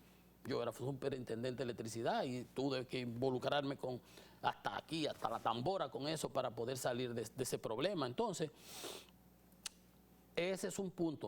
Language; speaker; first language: Spanish; native; Spanish